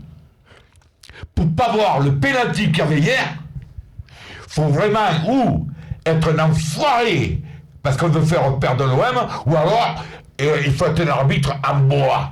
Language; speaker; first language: French; native; French